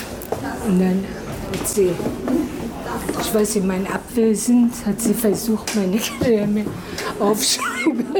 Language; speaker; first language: German; non-native, fluent; Persian